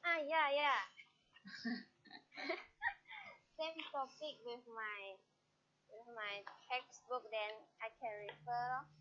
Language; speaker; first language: English; non-native, learner; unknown